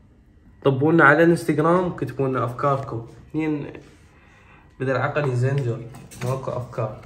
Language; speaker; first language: Arabic; native; Arabic